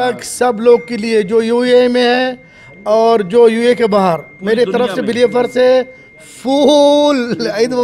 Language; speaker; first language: Hindi; non-native, fluent; Arabic